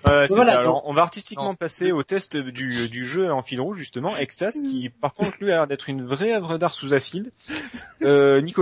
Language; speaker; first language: French; native; French